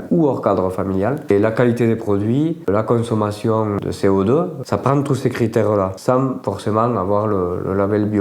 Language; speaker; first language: French; native; French